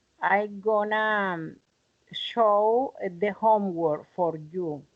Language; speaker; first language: English; non-native, learner; Spanish